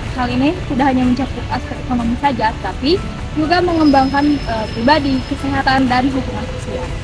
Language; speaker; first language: Indonesian; native; Indonesian